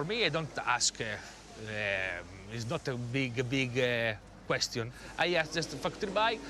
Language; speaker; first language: English; non-native, learner; Italian